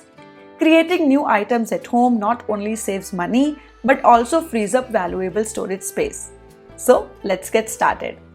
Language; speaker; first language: English; non-native, local second language; Hindi